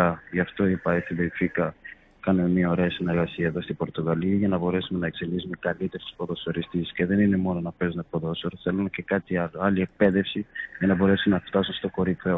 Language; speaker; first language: Greek; non-native, fluent; Portuguese